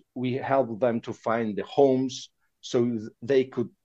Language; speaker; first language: English; non-native, fluent; Polish